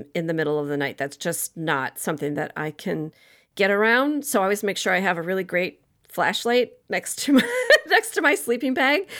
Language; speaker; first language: English; native; English